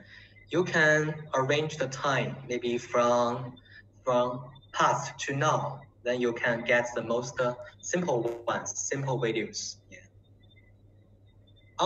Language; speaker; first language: English; non-native, learner; Chinese